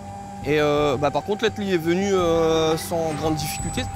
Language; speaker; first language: French; native; French